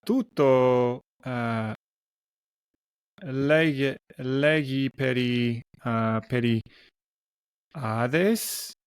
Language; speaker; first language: Greek; non-native, learner; English